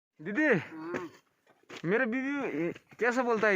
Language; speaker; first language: Hindi; non-native, learner; Nepali